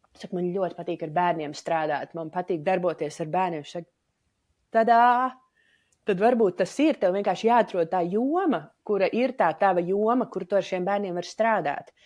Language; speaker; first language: Latvian; native; Latvian